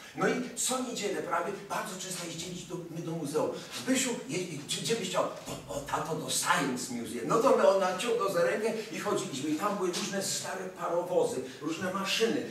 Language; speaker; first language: Polish; early bilingual, heritage; Polish